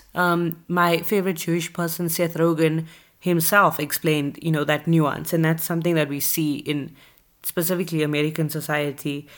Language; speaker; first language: English; native; English